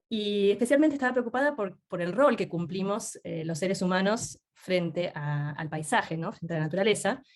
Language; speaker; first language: Spanish; native; Spanish